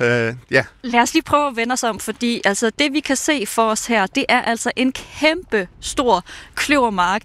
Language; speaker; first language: Danish; native; Danish